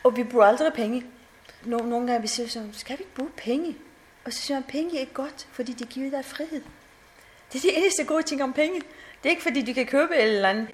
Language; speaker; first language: Danish; non-native, fluent; Persian